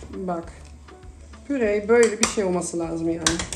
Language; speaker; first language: Turkish; non-native, fluent; Dutch